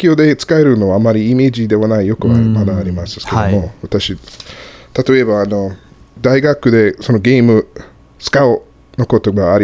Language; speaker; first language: Japanese; non-native, fluent; English